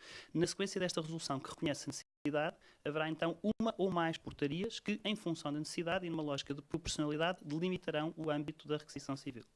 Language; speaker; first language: Portuguese; native; Portuguese